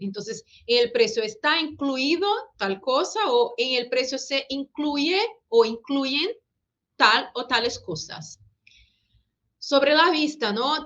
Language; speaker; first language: Spanish; non-native, fluent; Portuguese